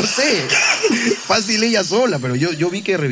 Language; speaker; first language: Spanish; native; Spanish